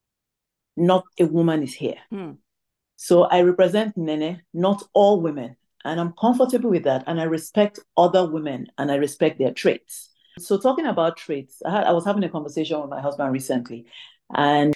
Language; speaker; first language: English; non-native, local second language; Igbo